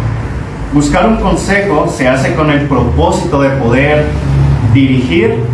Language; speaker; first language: Spanish; native; Spanish